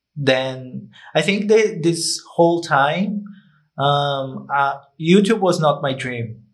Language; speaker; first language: English; non-native, fluent; Portuguese